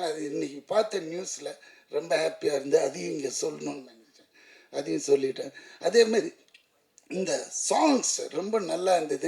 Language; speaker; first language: Tamil; native; Tamil